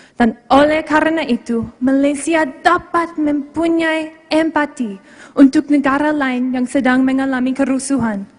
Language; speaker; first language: Malay; non-native, fluent; English